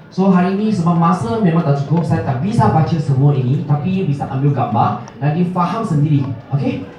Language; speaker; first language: Malay; non-native, local second language; Min Nan Chinese